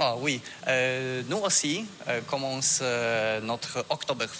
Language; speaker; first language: French; non-native, learner; Polish